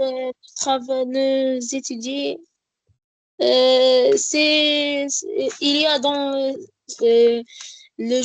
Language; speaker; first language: French; non-native, learner; Arabic